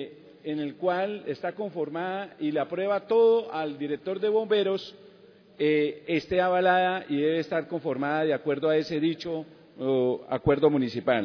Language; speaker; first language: Spanish; native; Spanish